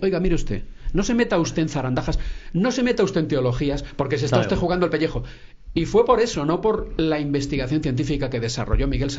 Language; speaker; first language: Spanish; native; Spanish